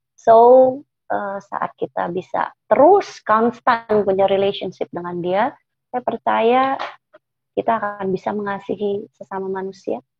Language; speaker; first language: Indonesian; native; Indonesian